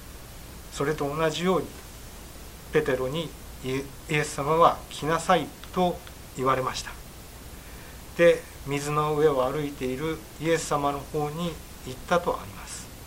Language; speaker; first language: Japanese; native; Japanese